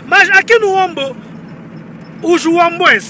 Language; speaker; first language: Portuguese; non-native, learner; Lingala